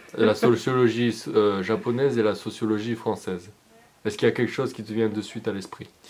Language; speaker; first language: French; native; French